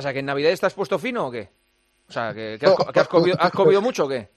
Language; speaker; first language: Spanish; native; Spanish